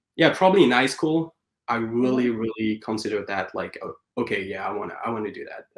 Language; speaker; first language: English; non-native, fluent; French